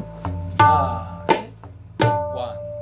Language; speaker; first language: Hebrew; native; Hebrew